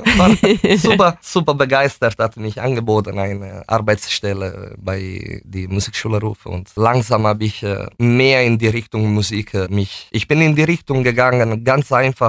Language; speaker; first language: German; non-native, fluent; Italian